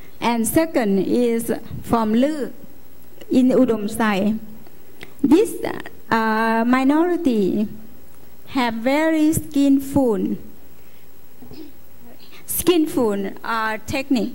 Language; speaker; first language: English; non-native, learner; Lao